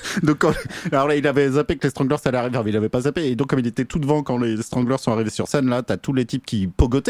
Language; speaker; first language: French; native; French